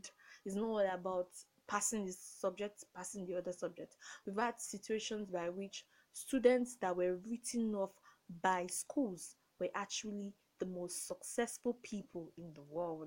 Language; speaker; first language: English; non-native, local second language; Yoruba